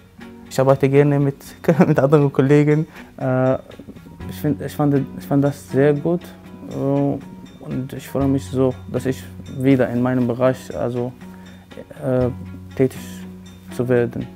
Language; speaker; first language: German; non-native, fluent; Arabic